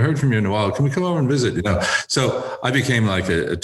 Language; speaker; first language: English; native; English